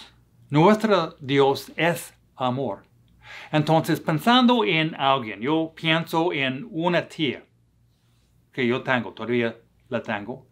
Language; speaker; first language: Spanish; non-native, fluent; English